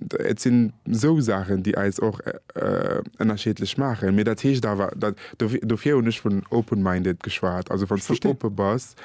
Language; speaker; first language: Luxembourgish; early bilingual, other home language; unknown